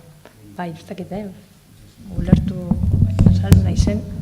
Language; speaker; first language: Basque; non-native, local second language; Spanish